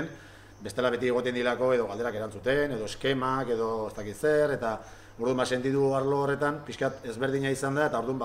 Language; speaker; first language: Basque; native; Basque